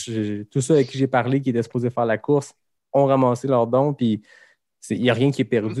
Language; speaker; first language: French; native; French